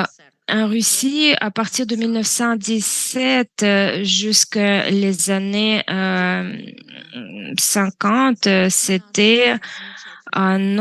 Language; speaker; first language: French; non-native, fluent; Russian